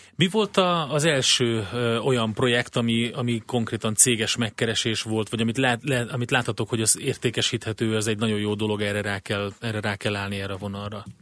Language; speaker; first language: Hungarian; native; Hungarian